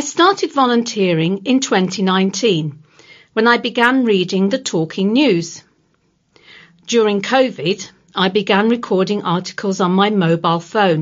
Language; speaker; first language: English; native; English